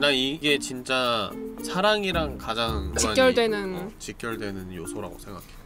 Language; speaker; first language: Korean; native; Korean